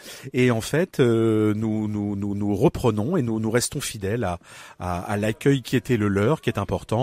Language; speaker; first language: French; native; French